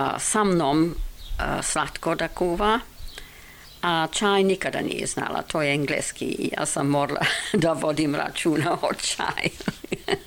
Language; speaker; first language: Serbian; non-native, fluent; English